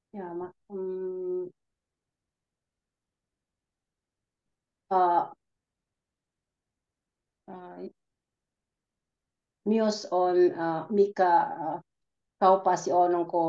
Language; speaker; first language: Finnish; non-native, learner; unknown